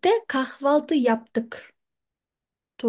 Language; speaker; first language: Turkish; non-native, fluent; Kyrgyz